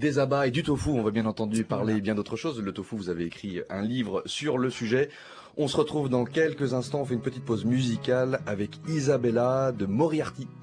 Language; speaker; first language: French; native; French